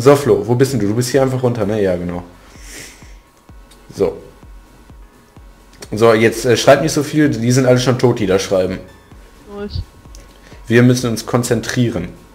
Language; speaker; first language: German; native; German